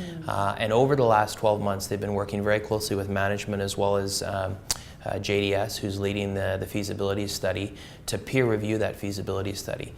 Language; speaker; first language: English; native; English